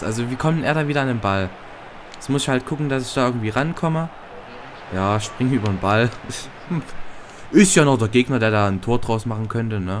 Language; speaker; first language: German; native; German